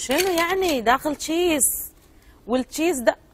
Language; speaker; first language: Arabic; native; Arabic